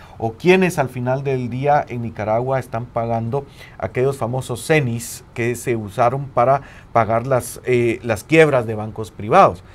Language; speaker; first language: Spanish; native; Spanish